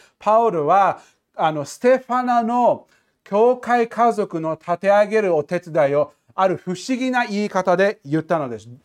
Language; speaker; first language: Japanese; non-native, fluent; English